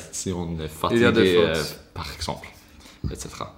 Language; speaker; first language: French; non-native, learner; Swedish